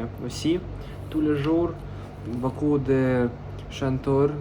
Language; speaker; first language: French; non-native, learner; Russian